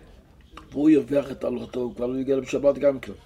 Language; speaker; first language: Hebrew; non-native, local second language; Yiddish